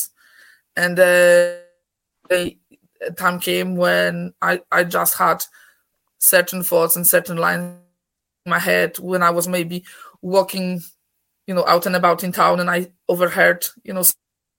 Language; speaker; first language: English; non-native, fluent; Polish